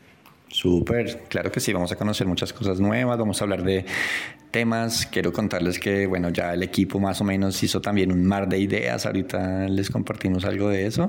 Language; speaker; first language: Spanish; native; Spanish